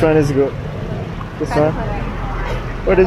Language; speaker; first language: English; non-native, learner; Burmese